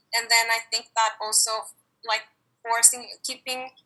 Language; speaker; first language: English; non-native, fluent; Spanish